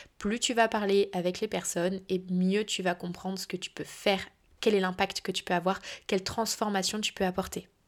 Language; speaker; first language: French; native; French